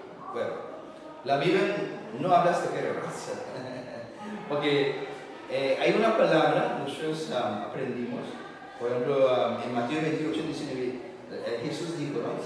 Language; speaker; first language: Spanish; non-native, learner; English